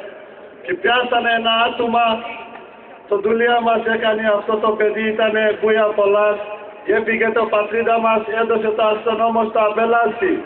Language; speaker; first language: Greek; non-native, learner; Bangla